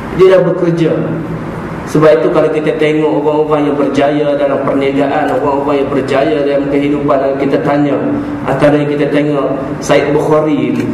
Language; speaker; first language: Malay; native; Malay